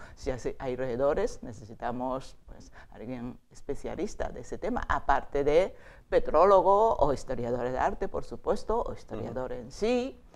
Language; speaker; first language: Spanish; non-native, fluent; Japanese